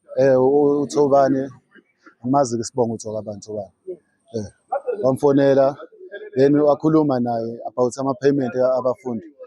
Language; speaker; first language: Zulu; native; Zulu